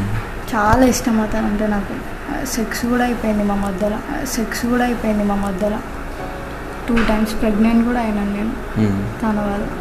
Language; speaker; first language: Telugu; native; Telugu